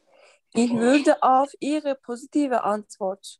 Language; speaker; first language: German; non-native, learner; Turkish